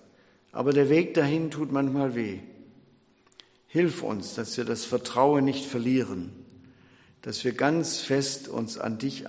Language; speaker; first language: German; native; German